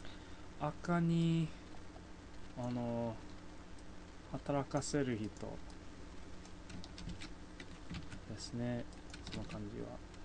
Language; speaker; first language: Japanese; non-native, fluent; English